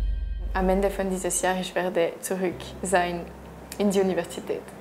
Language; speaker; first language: German; non-native, local second language; French